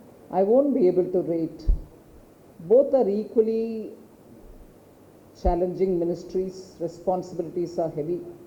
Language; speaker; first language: English; non-native, local second language; Tamil